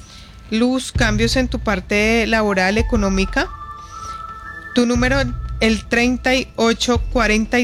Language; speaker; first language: Spanish; native; Spanish